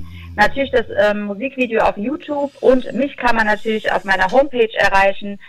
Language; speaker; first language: German; native; German